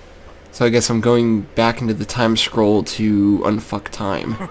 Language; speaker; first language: English; native; English